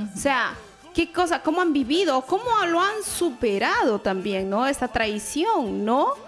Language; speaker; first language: Spanish; native; Spanish